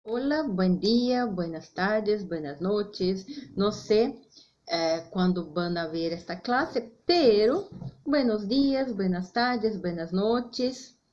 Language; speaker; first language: Spanish; non-native, fluent; Portuguese